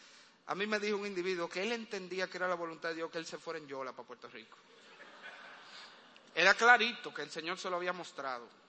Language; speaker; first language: Spanish; native; Spanish